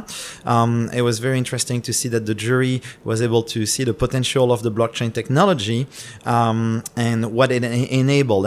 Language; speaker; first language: English; non-native, fluent; French